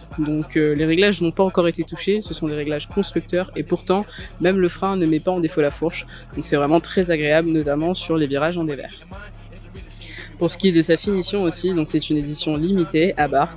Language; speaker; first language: French; native; French